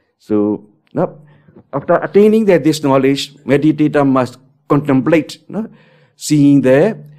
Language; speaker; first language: English; non-native, learner; Burmese